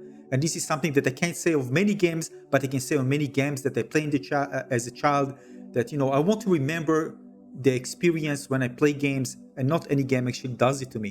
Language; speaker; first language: English; non-native, fluent; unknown